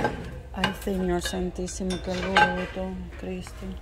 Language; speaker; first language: Spanish; early bilingual, heritage; Spanish